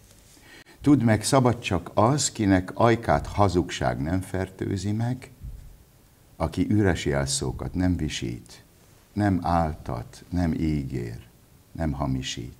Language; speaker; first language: Hungarian; native; Hungarian